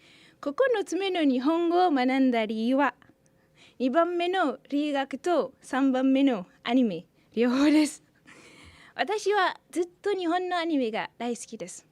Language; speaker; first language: Japanese; non-native, fluent; Hausa